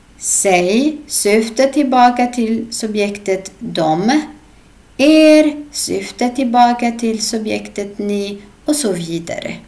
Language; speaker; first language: Swedish; non-native, fluent; Arabic